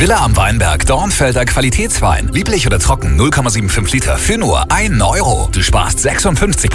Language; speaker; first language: German; native; German